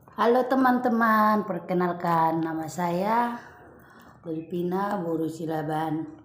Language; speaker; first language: Indonesian; non-native, local second language; Batak Toba